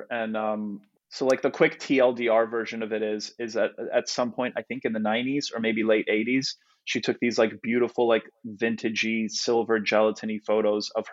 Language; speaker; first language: English; non-native, fluent; Polish